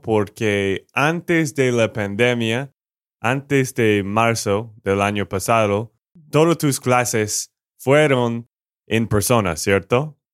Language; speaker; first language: Spanish; non-native, fluent; English